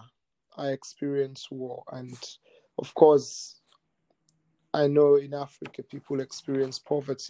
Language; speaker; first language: English; non-native, local second language; Mandingo